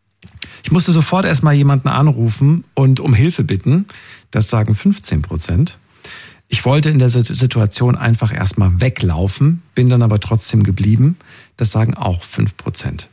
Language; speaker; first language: German; native; German